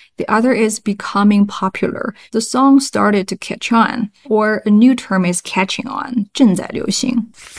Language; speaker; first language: English; non-native, fluent; Chinese